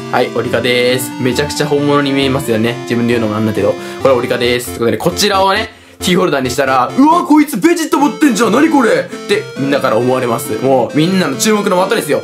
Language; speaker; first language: Japanese; native; Japanese